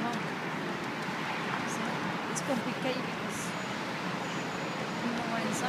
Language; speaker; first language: English; non-native, learner; Spanish